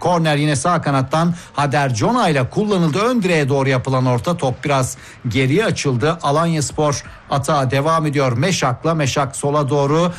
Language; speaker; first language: Turkish; native; Turkish